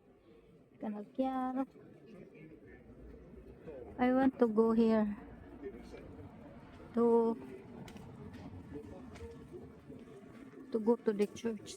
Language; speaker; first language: English; non-native, learner; Filipino